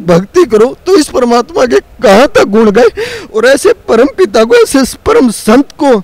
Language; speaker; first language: Hindi; native; Hindi